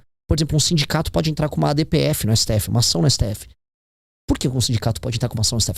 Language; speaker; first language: Portuguese; native; Portuguese